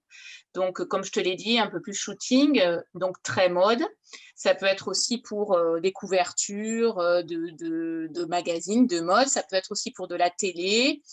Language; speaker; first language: French; native; French